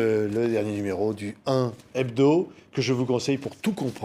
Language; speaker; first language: French; native; French